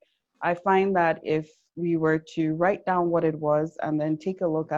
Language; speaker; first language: English; non-native, local second language; Yoruba